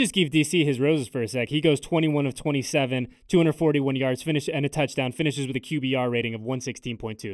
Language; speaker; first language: English; native; English